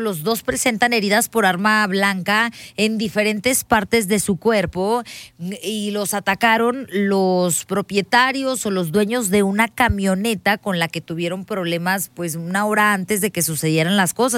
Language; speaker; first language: Spanish; native; Spanish